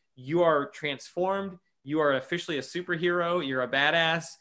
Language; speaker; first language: English; native; English